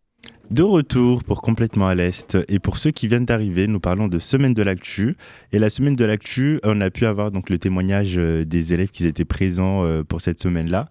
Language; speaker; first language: French; native; French